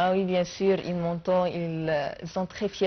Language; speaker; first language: French; non-native, fluent; Arabic